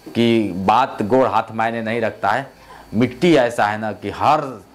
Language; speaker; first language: Hindi; native; Hindi